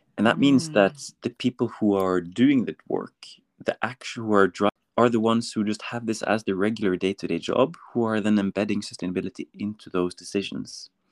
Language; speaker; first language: English; non-native, fluent; Norwegian